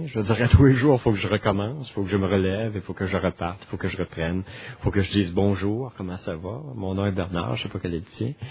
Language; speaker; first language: French; native; French